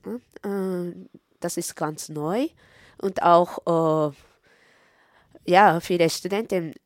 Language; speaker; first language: German; non-native, fluent; Japanese